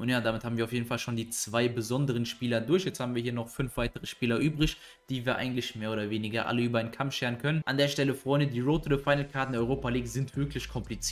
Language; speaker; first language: German; native; German